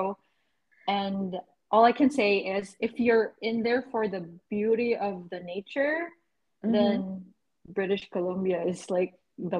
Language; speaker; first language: English; non-native, local second language; Cebuano